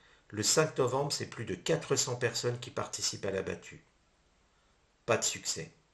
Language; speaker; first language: French; native; French